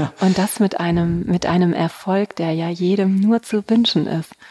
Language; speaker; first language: German; native; German